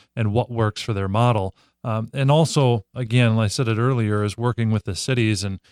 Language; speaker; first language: English; native; English